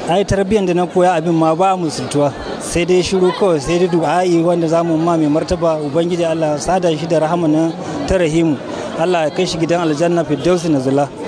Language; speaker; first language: Hausa; non-native, local second language; Fula